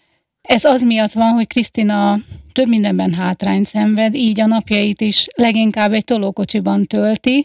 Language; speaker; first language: Hungarian; native; Hungarian